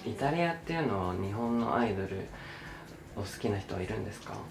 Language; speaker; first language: Japanese; native; Japanese